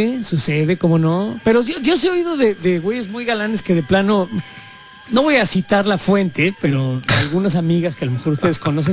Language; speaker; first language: Spanish; native; Spanish